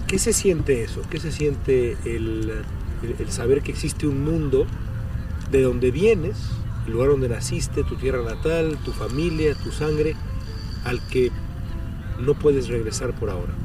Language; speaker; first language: Spanish; native; Spanish